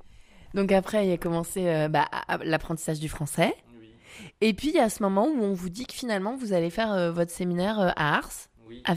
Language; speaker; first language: French; native; French